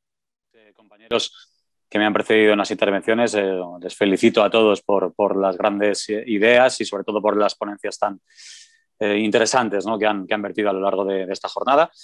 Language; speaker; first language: Spanish; native; Spanish